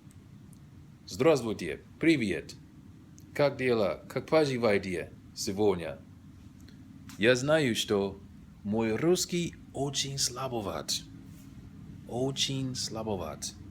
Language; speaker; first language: Russian; non-native, learner; English